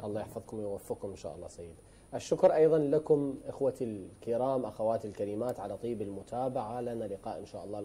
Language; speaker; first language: Arabic; native; Arabic